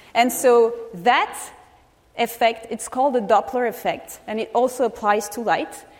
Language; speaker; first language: English; non-native, fluent; French